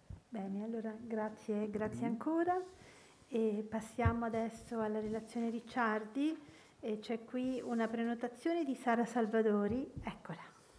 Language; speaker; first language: Italian; native; Italian